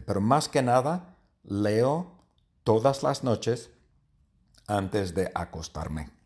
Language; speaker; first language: Spanish; non-native, learner; English